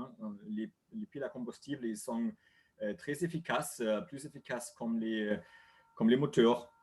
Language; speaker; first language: French; non-native, learner; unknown